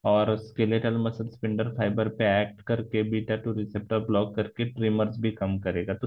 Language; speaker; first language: Hindi; non-native, local second language; Marathi